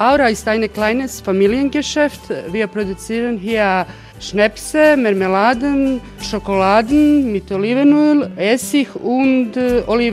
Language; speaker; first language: German; non-native, fluent; Croatian